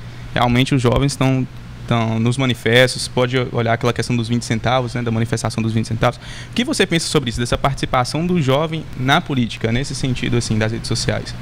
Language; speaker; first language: Portuguese; native; Portuguese